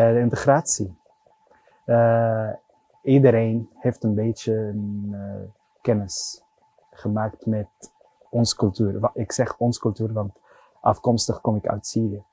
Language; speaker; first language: Dutch; non-native, fluent; Arabic